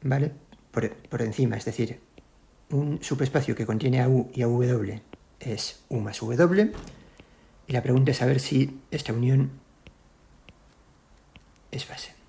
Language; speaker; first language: Spanish; native; Spanish